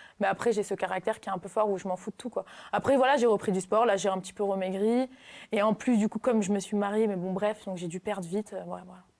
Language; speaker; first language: French; native; French